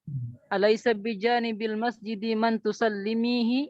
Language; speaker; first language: Arabic; non-native, learner; Indonesian